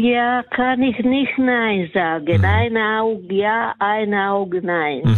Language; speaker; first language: German; non-native, learner; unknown